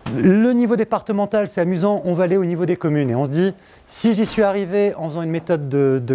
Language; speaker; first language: French; native; French